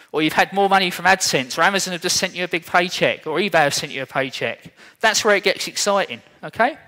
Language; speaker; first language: English; native; English